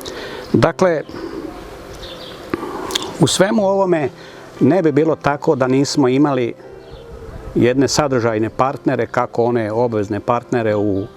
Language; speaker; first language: Croatian; native; Croatian